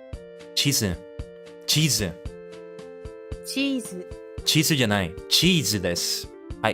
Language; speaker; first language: Japanese; non-native, learner; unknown